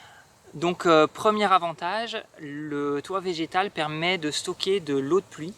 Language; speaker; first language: French; native; French